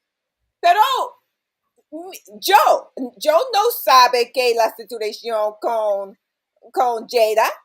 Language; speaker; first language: Spanish; non-native, learner; English